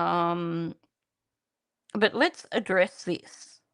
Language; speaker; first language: English; native; English